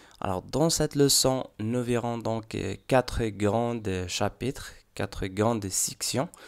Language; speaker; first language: French; non-native, local second language; Arabic